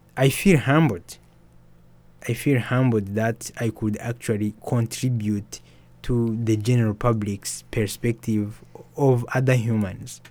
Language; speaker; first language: English; early bilingual, other home language; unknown